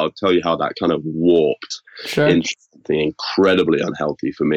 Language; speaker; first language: English; native; English